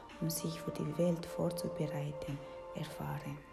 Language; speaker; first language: German; non-native, fluent; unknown